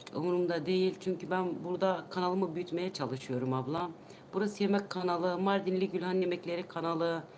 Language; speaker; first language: Turkish; non-native, local second language; Kurdish